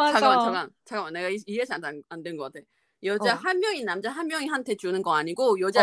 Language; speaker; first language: Korean; non-native, fluent; Chinese